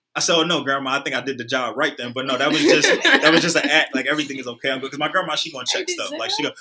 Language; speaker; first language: English; native; English